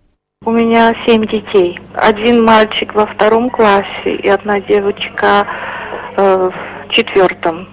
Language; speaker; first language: Russian; non-native, fluent; Czech